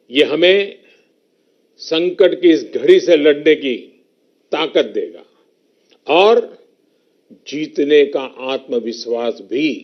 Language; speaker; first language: Hindi; native; Hindi